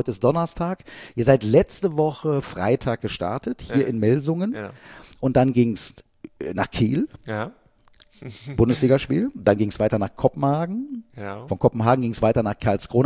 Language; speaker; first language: German; native; German